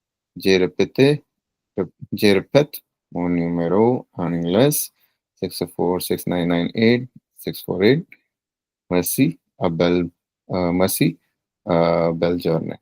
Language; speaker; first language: French; non-native, learner; Punjabi